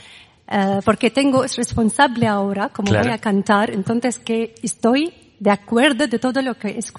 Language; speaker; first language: Spanish; non-native, learner; Arabic